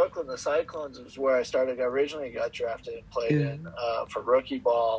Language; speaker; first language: English; native; English